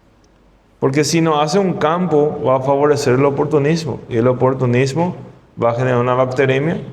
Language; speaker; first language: Spanish; non-native, fluent; Portuguese